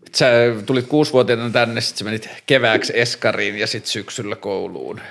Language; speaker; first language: Finnish; native; Finnish